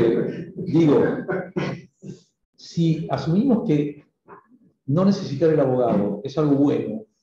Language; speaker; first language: Spanish; native; Spanish